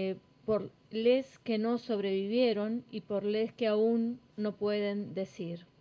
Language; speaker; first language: Spanish; native; Spanish